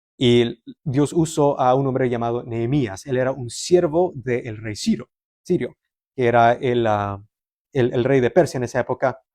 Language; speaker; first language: Spanish; early bilingual, heritage; Spanish